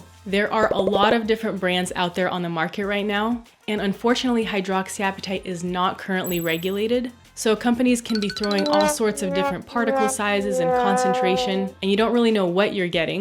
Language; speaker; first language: English; native; English